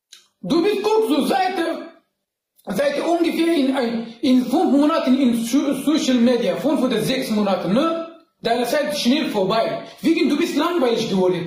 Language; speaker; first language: German; non-native, learner; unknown